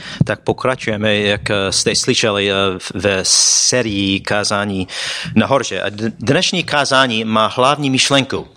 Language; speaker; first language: Czech; non-native, fluent; English